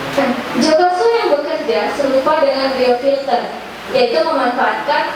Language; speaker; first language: Indonesian; native; Indonesian